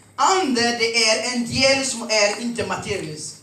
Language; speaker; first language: Swedish; non-native, fluent; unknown